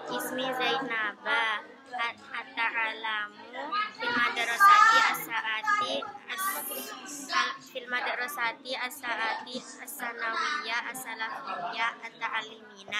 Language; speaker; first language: Arabic; non-native, learner; Indonesian